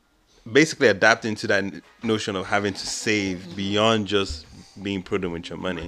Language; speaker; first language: English; non-native, local second language; Igbo